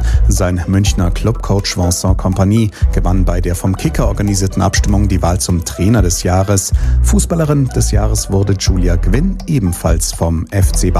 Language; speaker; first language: German; native; German